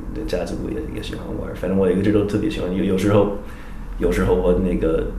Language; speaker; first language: Chinese; non-native, fluent; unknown